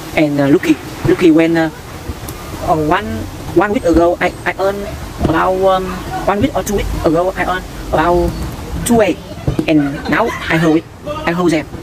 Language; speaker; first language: English; non-native, learner; Vietnamese